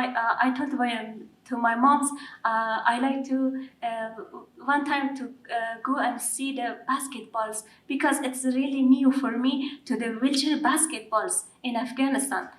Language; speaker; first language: English; non-native, learner; Persian